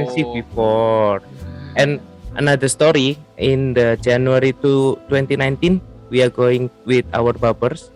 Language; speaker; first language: English; non-native, learner; Indonesian